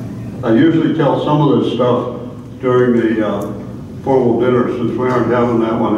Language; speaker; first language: English; native; English